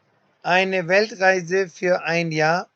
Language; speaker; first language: German; non-native, learner; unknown